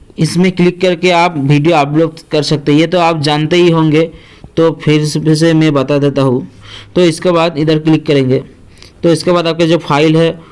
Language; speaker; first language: Hindi; non-native, local second language; Bangla